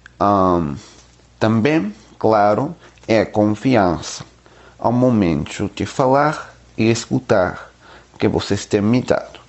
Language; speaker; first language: Portuguese; non-native, learner; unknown